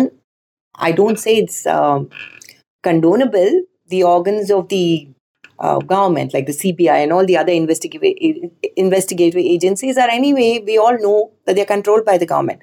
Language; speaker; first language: English; non-native, local second language; Kannada